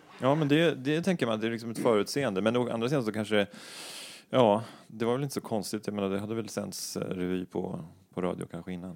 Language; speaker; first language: Swedish; native; Swedish